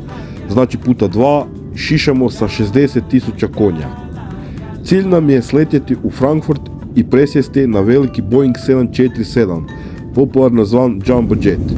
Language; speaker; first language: Croatian; native; Croatian